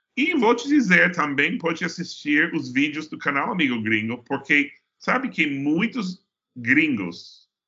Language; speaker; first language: Portuguese; non-native, fluent; English